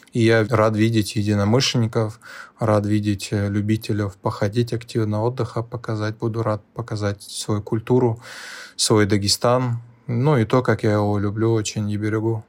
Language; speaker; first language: Russian; non-native, local second language; Lezghian